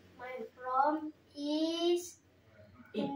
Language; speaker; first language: English; non-native, learner; Indonesian